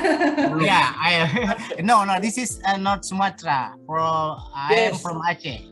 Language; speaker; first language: English; non-native, learner; Indonesian